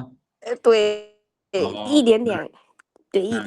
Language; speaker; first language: Chinese; non-native, learner; Lao